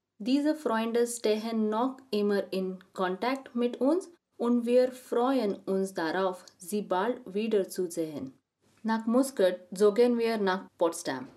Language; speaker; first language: German; non-native, learner; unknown